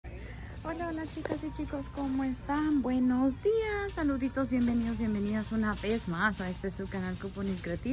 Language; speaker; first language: Spanish; native; Spanish